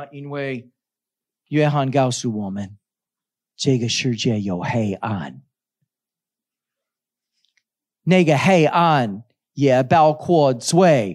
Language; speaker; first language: Chinese; non-native, fluent; English